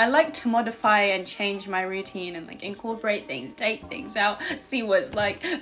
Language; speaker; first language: English; early bilingual, other home language; Turkish